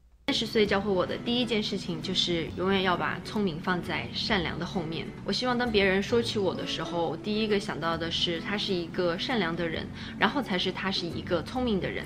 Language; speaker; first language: Chinese; native; Chinese